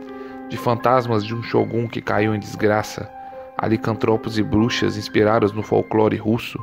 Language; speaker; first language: Portuguese; native; Portuguese